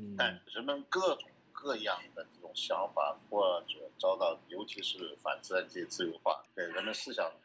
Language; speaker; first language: Chinese; native; Chinese